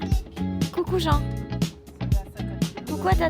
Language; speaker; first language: French; native; French